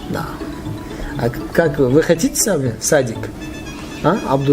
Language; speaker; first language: Russian; non-native, local second language; Tajik